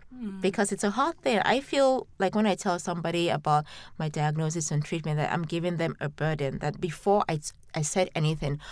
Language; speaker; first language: English; non-native, local second language; Yoruba